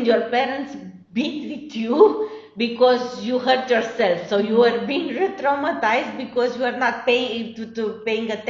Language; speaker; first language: English; non-native, fluent; Romanian